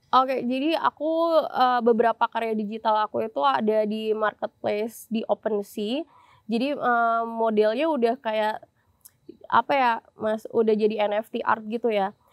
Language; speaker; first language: Indonesian; native; Indonesian